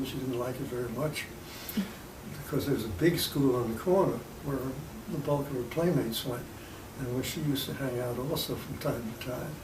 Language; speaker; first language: English; native; English